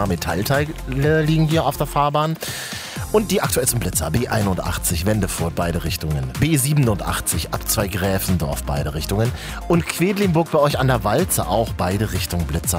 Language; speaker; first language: German; native; German